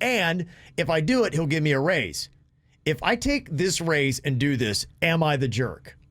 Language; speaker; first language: English; native; English